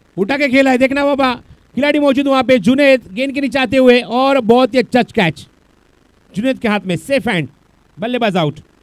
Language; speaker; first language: Hindi; non-native, local second language; Marathi